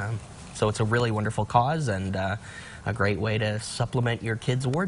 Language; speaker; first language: English; native; English